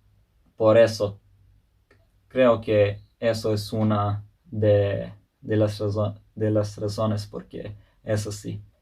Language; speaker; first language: Spanish; non-native, fluent; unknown